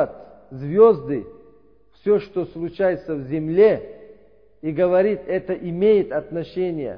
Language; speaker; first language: Russian; non-native, learner; Uzbek